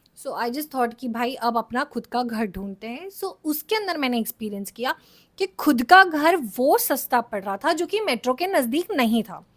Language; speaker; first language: Hindi; native; Hindi